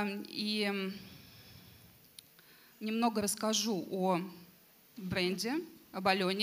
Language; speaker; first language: Russian; native; Russian